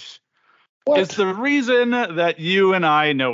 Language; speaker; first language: English; native; English